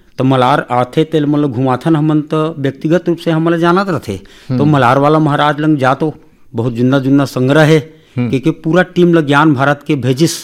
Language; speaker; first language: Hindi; non-native, local second language; Chhattisgarhi